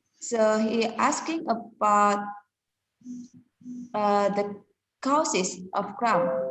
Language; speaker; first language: English; non-native, learner; Indonesian